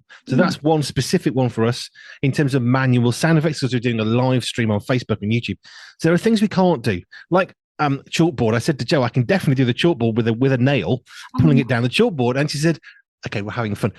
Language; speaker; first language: English; native; English